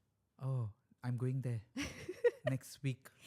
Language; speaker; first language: English; native; English